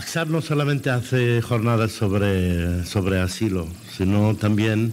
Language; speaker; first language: Spanish; non-native, fluent; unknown